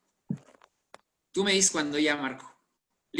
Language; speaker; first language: Spanish; native; Spanish